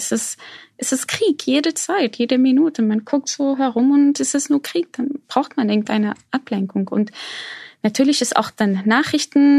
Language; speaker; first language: German; non-native, fluent; Arabic